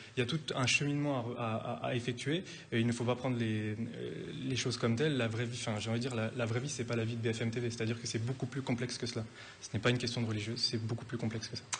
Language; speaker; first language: French; native; French